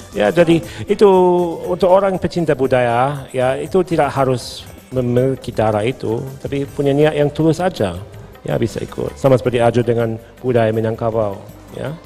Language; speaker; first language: Indonesian; non-native, fluent; English